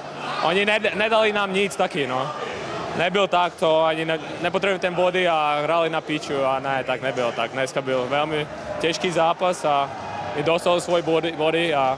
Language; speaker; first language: Czech; non-native, learner; Latvian